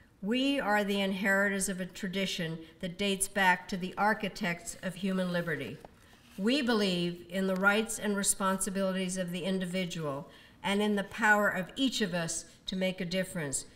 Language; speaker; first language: English; early bilingual, other home language; Czech